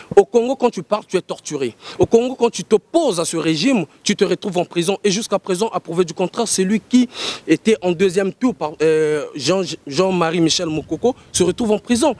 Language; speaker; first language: French; non-native, local second language; Lingala